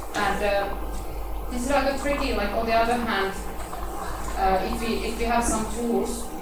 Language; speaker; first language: English; non-native, fluent; Finnish